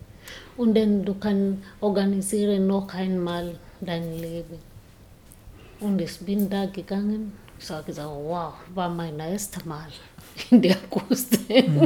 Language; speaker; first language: German; non-native, learner; Swahili